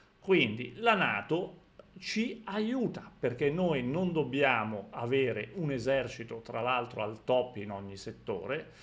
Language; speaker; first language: Italian; native; Italian